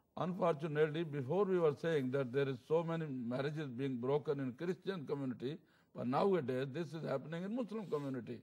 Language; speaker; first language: English; non-native, local second language; Urdu